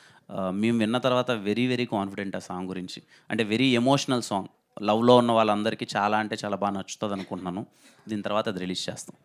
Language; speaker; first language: Telugu; native; Telugu